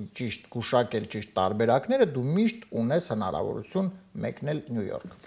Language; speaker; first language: Armenian; native; Armenian